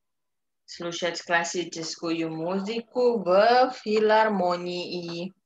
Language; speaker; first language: Russian; non-native, fluent; Indonesian